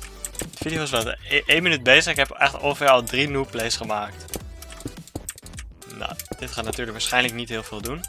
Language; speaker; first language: Dutch; native; Dutch